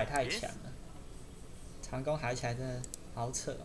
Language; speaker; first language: Chinese; native; Chinese